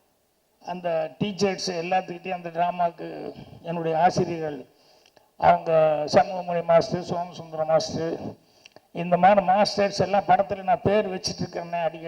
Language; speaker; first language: Tamil; native; Tamil